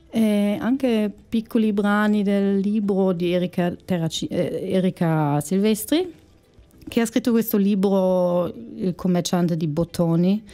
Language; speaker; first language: Italian; non-native, fluent; German